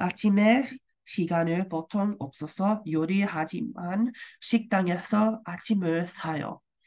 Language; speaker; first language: Korean; non-native, learner; English